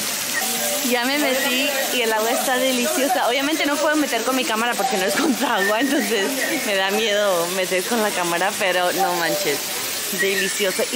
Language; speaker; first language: Spanish; native; Spanish